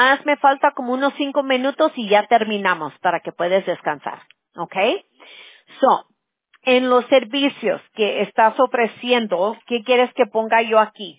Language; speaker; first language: Spanish; early bilingual, heritage; English